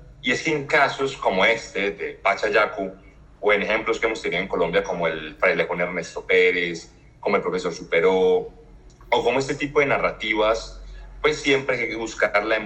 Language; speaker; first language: Spanish; native; Spanish